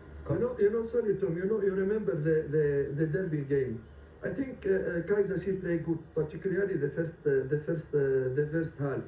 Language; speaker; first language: English; non-native, learner; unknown